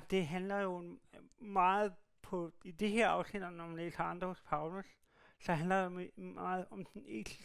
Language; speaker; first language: Danish; native; Danish